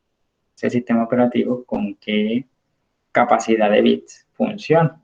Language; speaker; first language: Spanish; native; Spanish